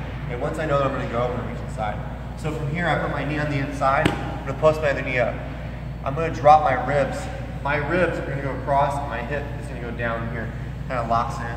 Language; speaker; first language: English; native; English